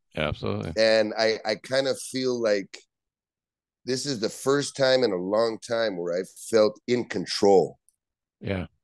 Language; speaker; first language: English; native; English